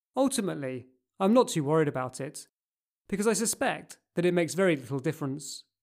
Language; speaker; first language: English; native; English